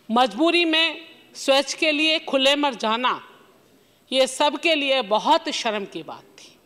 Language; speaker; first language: Hindi; native; Hindi